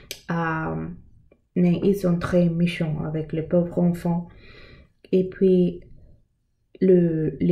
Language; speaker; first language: French; non-native, learner; English